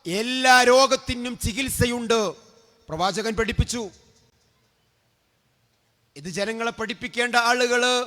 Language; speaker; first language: Malayalam; native; Malayalam